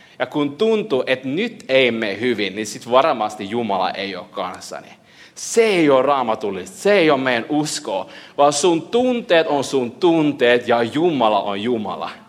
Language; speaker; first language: Finnish; early bilingual, heritage; Finnish